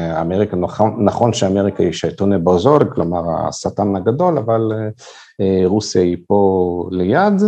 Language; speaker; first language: Hebrew; non-native, fluent; Russian